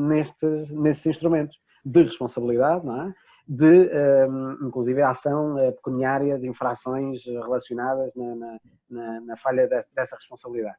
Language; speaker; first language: Portuguese; native; Portuguese